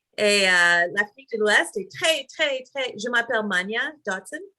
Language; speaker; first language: French; non-native, fluent; English